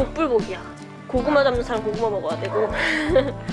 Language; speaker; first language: Korean; native; Korean